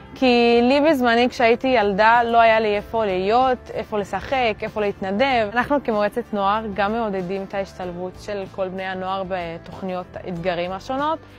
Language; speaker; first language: Hebrew; non-native, local second language; Arabic